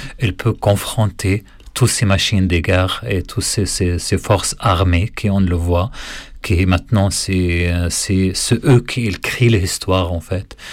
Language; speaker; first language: French; non-native, learner; Arabic